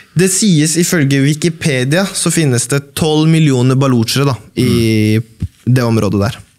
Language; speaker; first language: Norwegian; early bilingual, other home language; Baluchi